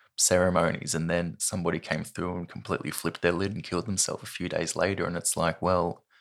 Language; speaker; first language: English; native; English